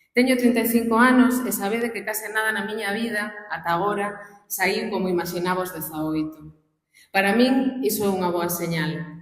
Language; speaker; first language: Galician; non-native, local second language; Spanish